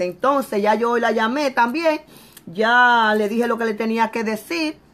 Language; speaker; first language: Spanish; native; Spanish